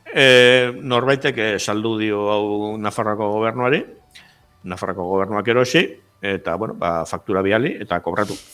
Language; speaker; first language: Basque; native; Basque